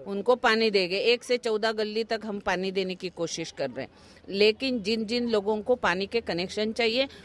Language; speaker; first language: Hindi; non-native, local second language; Marathi